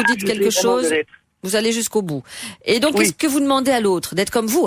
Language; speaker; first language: French; native; French